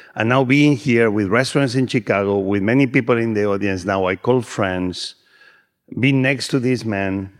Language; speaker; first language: English; non-native, fluent; Spanish